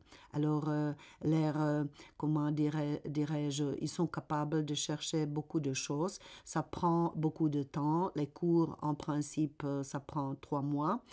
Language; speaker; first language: French; non-native, fluent; Czech